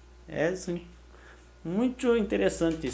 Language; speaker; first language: Portuguese; non-native, learner; Spanish